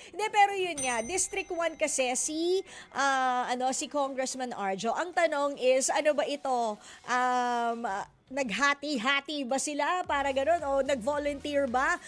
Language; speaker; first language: Filipino; native; Filipino